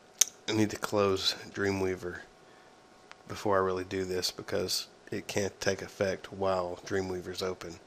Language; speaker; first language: English; native; English